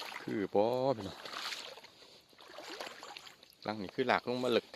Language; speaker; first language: Thai; non-native, local second language; Northeastern Thai